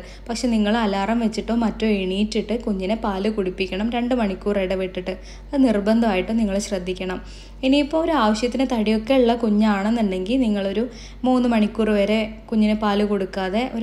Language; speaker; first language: Malayalam; native; Malayalam